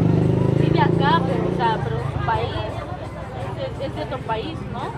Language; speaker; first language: Spanish; native; Spanish